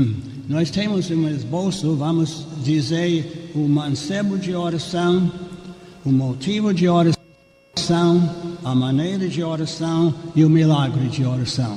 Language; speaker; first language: Portuguese; non-native, fluent; English